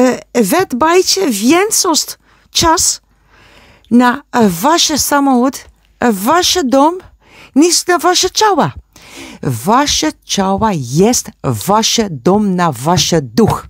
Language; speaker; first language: Polish; non-native, learner; Dutch